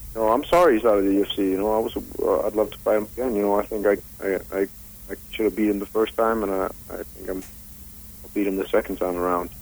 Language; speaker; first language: English; non-native, fluent; Danish